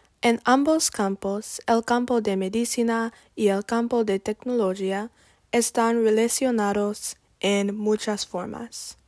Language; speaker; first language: Spanish; non-native, learner; English